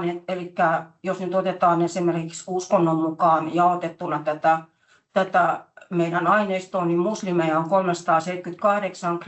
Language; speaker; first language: Finnish; native; Finnish